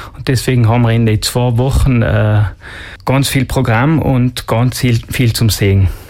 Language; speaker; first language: German; non-native, local second language; Ladin